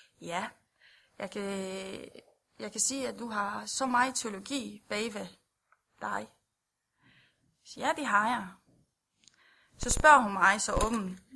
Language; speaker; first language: Danish; non-native, fluent; Romanian